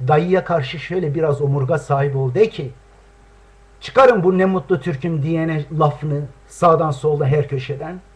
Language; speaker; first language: Turkish; non-native, local second language; Kurdish